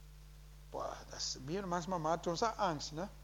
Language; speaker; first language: German; non-native, learner; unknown